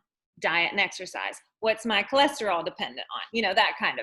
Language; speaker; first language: English; native; English